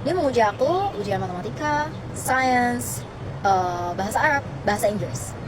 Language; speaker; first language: Indonesian; early bilingual, other home language; Arabic